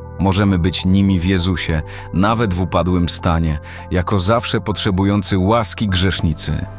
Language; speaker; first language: Polish; native; Polish